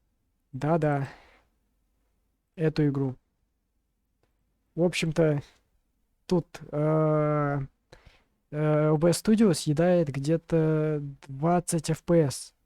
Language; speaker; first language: Russian; native; Russian